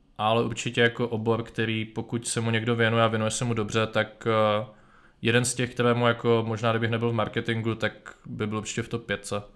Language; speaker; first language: Czech; native; Czech